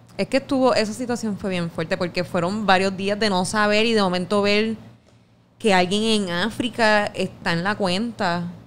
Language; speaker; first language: Spanish; native; Spanish